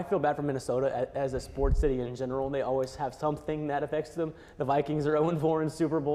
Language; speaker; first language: English; native; English